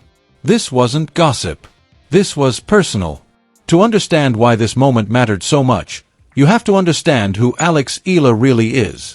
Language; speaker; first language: English; native; English